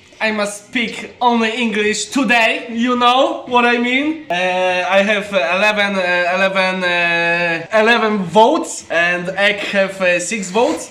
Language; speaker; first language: English; non-native, learner; Polish